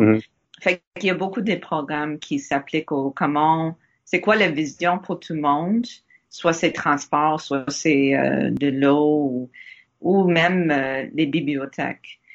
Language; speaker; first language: French; non-native, learner; English